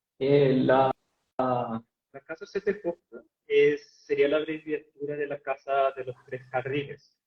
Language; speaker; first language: Spanish; native; Spanish